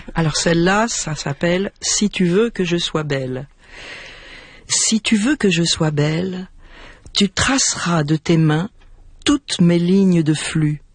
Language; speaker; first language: French; native; French